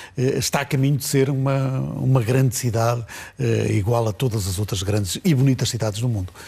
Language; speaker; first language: Portuguese; native; Portuguese